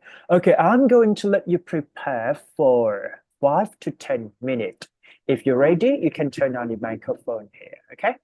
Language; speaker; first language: English; non-native, fluent; Thai